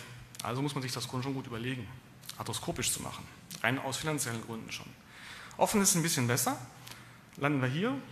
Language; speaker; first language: German; native; German